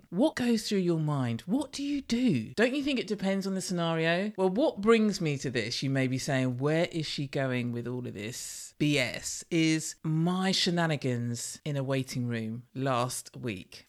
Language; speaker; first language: English; native; English